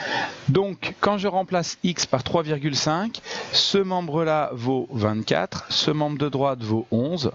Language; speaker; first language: French; native; French